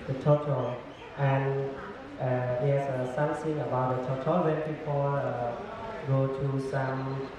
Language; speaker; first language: English; non-native, learner; Khmer